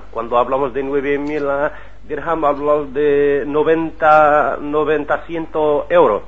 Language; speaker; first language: Spanish; non-native, learner; Arabic